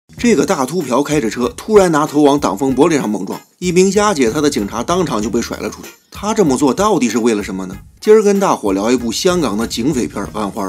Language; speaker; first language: Chinese; native; Chinese